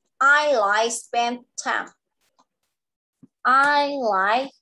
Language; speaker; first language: English; non-native, local second language; Vietnamese